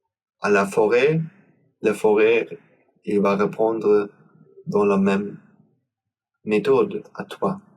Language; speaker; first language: French; non-native, learner; German